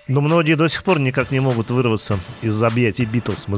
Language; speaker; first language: Russian; native; Russian